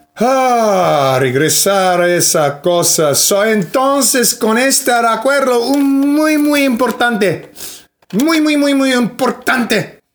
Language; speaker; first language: Spanish; non-native, learner; English